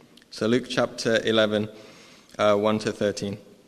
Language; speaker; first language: English; native; English